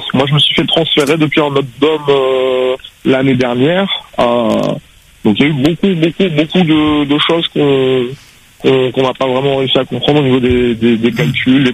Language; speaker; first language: French; native; French